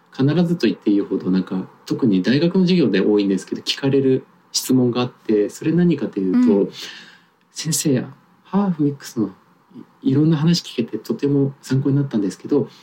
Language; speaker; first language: Japanese; native; Japanese